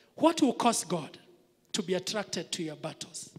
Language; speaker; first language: English; non-native, local second language; Swahili